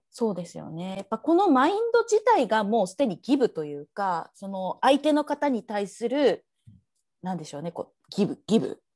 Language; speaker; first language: Japanese; native; Japanese